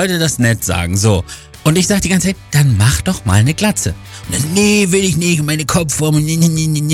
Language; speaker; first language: German; native; German